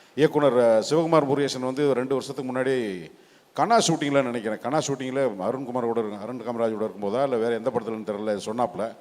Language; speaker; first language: Tamil; native; Tamil